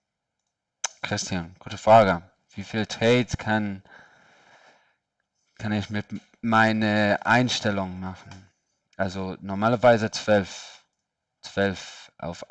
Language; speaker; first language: German; non-native, learner; English